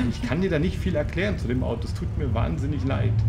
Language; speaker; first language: German; native; German